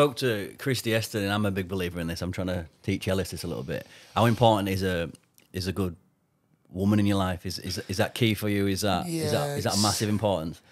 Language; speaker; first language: English; native; English